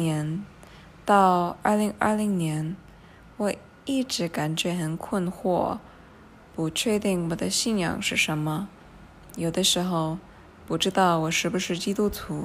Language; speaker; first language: Chinese; non-native, fluent; English